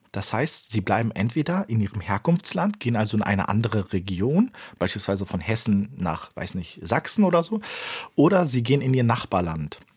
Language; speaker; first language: German; early bilingual, other home language; Turkish